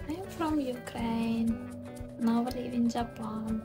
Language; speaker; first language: English; non-native, learner; Ukrainian